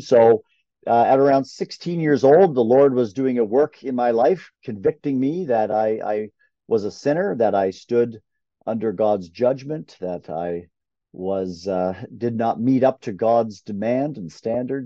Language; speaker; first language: English; native; English